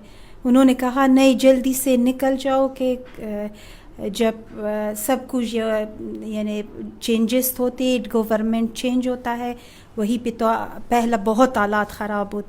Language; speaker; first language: Hindi; non-native, fluent; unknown